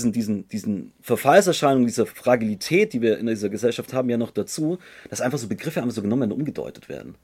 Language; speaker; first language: German; native; German